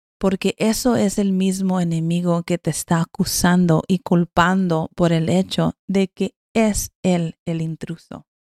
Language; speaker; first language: Spanish; early bilingual, heritage; Spanish